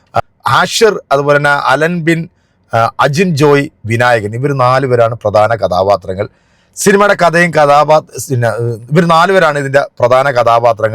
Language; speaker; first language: Malayalam; native; Malayalam